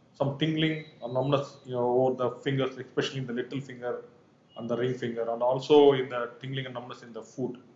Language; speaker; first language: English; non-native, local second language; Tamil